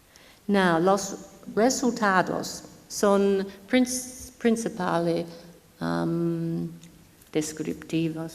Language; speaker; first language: Spanish; non-native, fluent; English